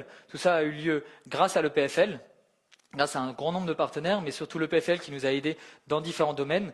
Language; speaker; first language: French; native; French